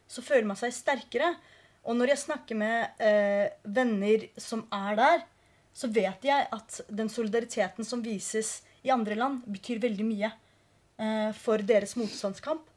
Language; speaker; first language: Norwegian; early bilingual, other home language; Kurdish